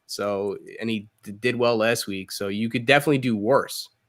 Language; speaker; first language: English; native; English